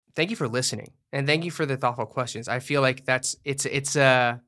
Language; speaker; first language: English; native; English